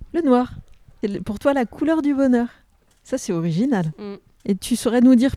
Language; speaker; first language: French; native; French